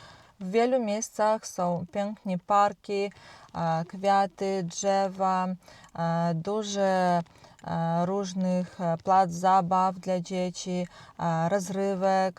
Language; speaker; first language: Polish; non-native, learner; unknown